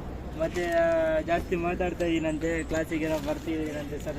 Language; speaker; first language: Kannada; native; Kannada